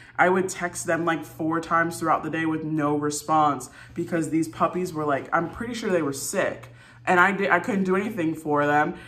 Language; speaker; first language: English; native; English